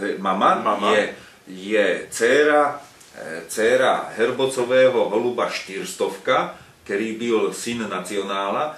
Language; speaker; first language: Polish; non-native, learner; Slovak